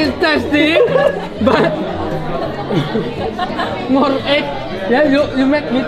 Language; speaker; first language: English; non-native, learner; Indonesian